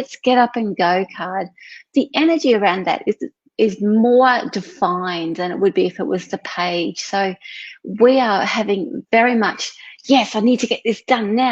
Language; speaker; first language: English; native; English